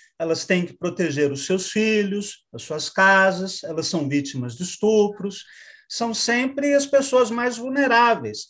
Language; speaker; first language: Portuguese; native; Portuguese